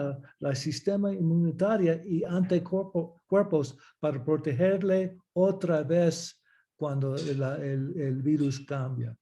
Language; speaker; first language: Spanish; early bilingual, heritage; English